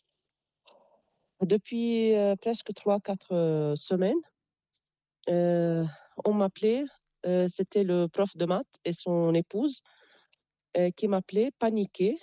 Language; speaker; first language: French; non-native, local second language; Arabic